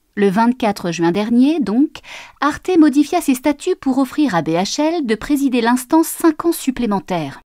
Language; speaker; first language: French; native; French